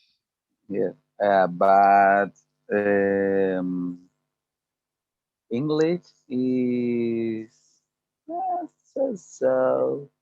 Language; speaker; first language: English; non-native, learner; Spanish